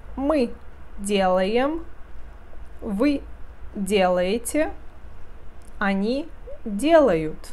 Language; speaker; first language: Russian; non-native, fluent; Portuguese